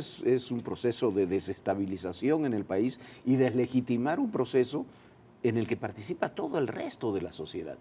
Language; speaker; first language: Spanish; native; Spanish